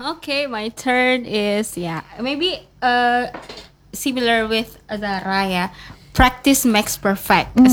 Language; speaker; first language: English; non-native, learner; Indonesian